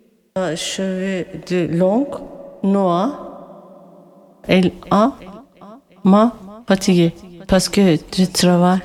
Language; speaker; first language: French; non-native, learner; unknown